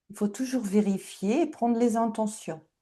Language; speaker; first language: French; native; French